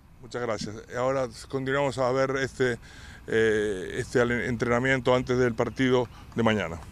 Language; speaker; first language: Spanish; non-native, fluent; Italian